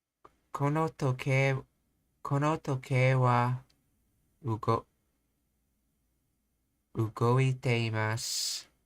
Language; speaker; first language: Japanese; non-native, learner; English